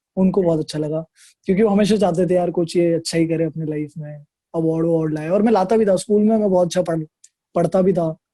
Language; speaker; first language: Hindi; non-native, local second language; Marathi